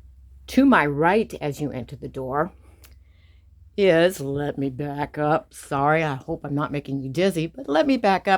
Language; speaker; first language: English; native; English